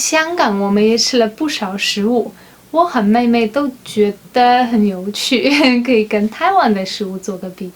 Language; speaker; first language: Chinese; non-native, fluent; Polish